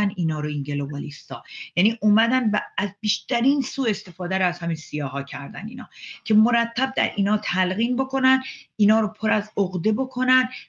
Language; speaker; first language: Persian; native; Persian